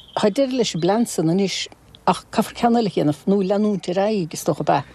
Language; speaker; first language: Irish; native; Irish